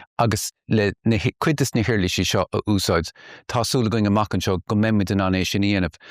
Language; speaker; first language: Irish; native; Irish